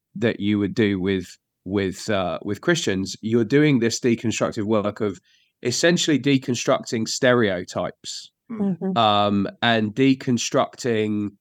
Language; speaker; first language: English; native; English